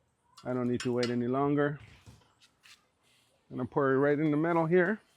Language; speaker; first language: English; early bilingual, other home language; Spanish